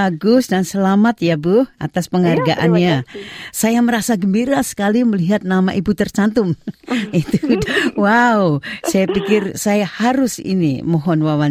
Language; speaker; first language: Indonesian; native; Indonesian